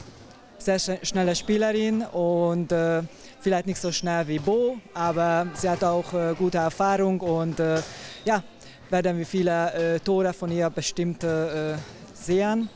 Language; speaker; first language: German; non-native, fluent; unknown